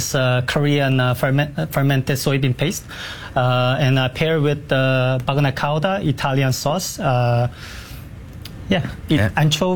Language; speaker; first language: English; non-native, fluent; Korean